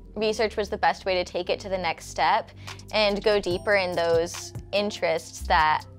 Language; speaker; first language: English; native; English